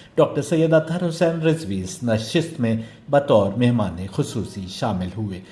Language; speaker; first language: Urdu; native; Urdu